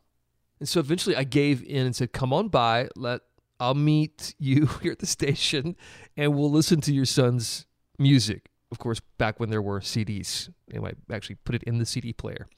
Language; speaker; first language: English; native; English